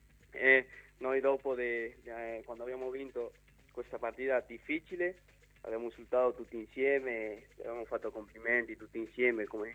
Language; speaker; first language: Italian; non-native, learner; Spanish